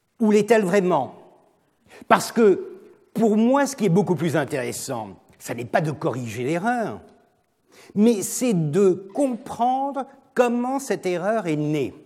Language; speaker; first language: French; non-native, fluent; Turkish